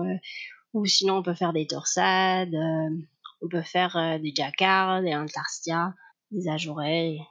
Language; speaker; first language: French; non-native, fluent; Spanish